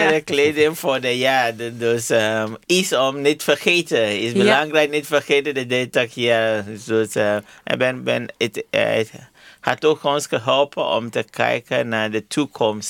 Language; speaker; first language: Dutch; non-native, learner; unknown